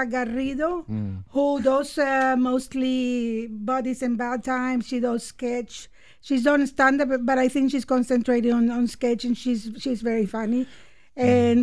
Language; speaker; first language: English; non-native, fluent; Spanish